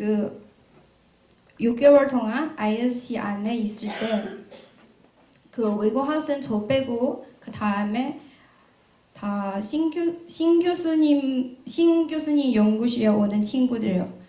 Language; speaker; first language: Korean; non-native, learner; Chinese